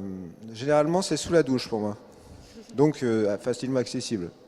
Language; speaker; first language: French; native; French